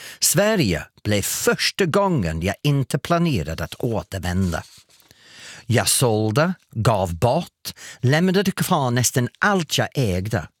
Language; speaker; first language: Swedish; non-native, fluent; English